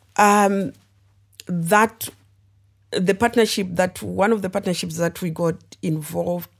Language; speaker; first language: English; non-native, local second language; Shona